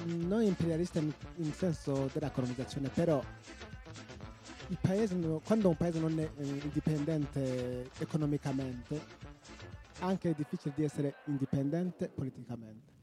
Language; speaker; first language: Italian; non-native, local second language; Rundi